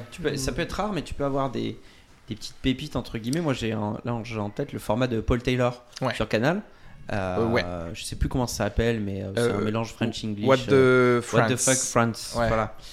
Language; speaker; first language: French; native; French